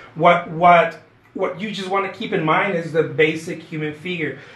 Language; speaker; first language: English; non-native, fluent; Spanish